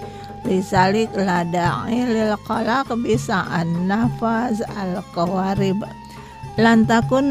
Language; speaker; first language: Arabic; non-native, fluent; Indonesian